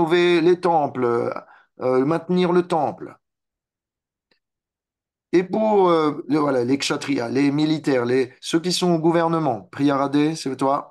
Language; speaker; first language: French; native; French